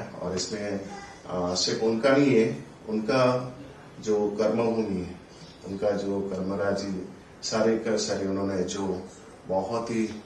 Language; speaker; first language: Hindi; non-native, local second language; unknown